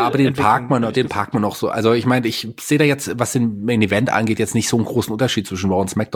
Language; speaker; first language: German; native; German